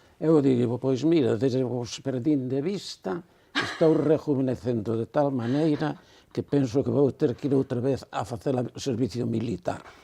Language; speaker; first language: Galician; non-native, local second language; Spanish